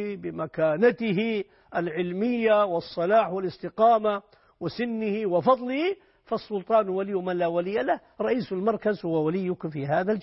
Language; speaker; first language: Arabic; native; Arabic